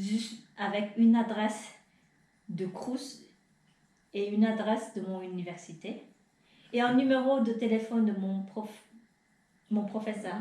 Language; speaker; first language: French; non-native, fluent; Vietnamese